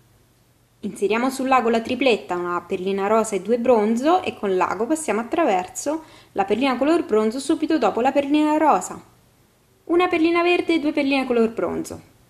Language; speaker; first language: Italian; native; Italian